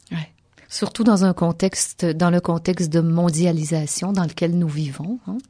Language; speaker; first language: French; native; French